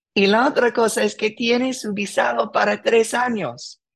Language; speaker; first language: Spanish; non-native, learner; English